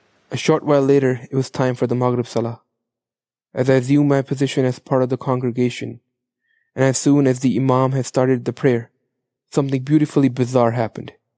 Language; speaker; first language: English; non-native, local second language; Punjabi